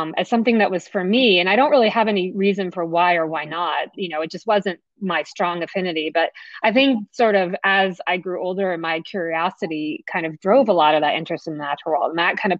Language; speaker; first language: English; native; English